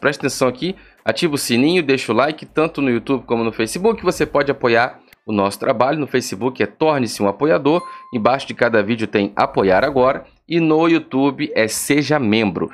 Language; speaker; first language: Portuguese; native; Portuguese